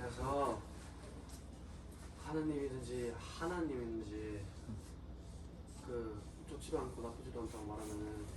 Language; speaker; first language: Korean; early bilingual, heritage; Korean